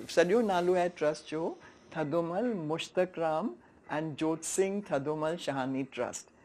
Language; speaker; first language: Sindhi; native; Sindhi